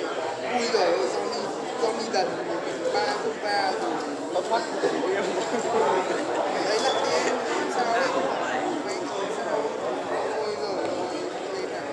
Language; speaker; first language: Vietnamese; native; Vietnamese